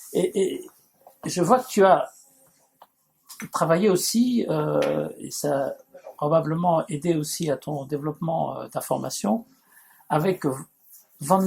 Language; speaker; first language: French; native; French